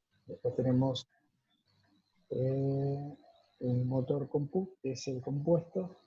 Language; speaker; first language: Spanish; native; Spanish